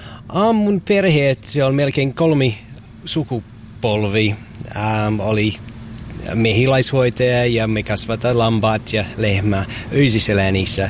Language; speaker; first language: Finnish; non-native, learner; English